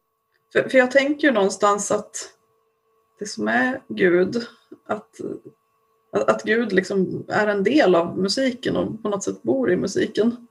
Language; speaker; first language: Swedish; native; Swedish